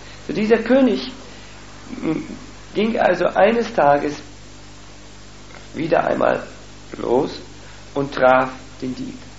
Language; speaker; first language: German; native; German